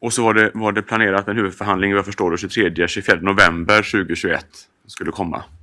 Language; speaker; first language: Swedish; native; Swedish